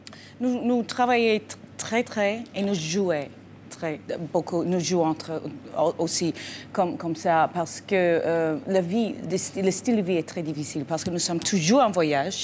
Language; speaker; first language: French; non-native, fluent; English